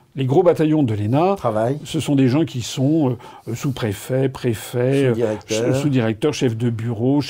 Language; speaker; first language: French; native; French